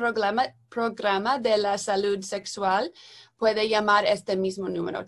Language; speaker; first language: Spanish; non-native, learner; English